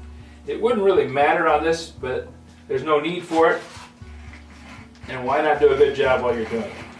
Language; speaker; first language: English; native; English